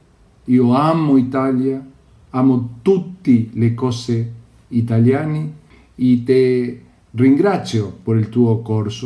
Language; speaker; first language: Italian; early bilingual, heritage; Spanish